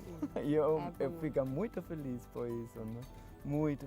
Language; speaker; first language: Portuguese; non-native, learner; German